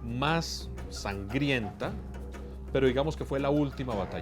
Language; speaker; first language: Spanish; native; Spanish